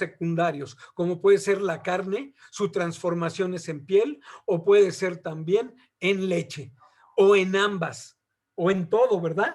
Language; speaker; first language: Spanish; native; Spanish